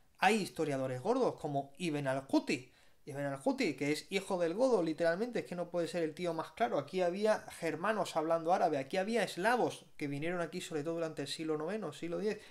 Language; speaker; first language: Spanish; native; Spanish